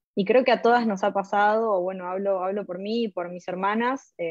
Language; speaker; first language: Spanish; native; Spanish